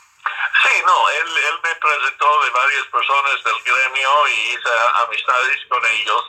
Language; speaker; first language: Spanish; non-native, fluent; English